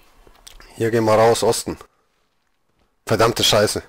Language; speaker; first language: German; native; German